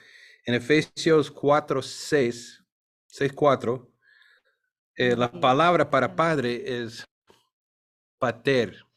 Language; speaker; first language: Spanish; non-native, fluent; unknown